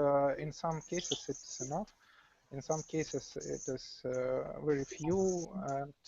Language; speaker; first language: English; non-native, learner; Russian